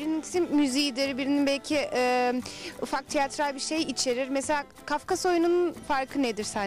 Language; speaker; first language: Turkish; native; Turkish